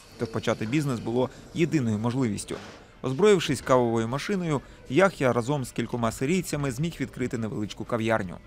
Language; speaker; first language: Ukrainian; native; Ukrainian